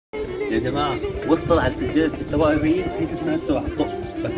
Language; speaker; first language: Arabic; native; Arabic